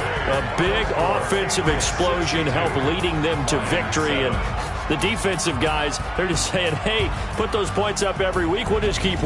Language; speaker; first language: English; native; English